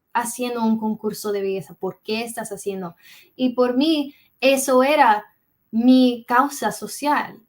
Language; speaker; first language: Spanish; early bilingual, heritage; English